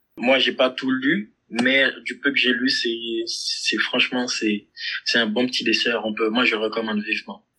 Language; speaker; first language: French; non-native, local second language; Haitian Creole